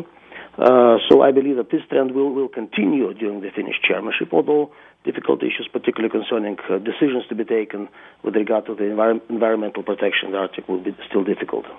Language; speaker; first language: English; non-native, fluent; Russian